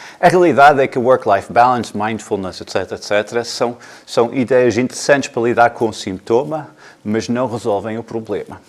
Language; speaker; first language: Portuguese; non-native, fluent; English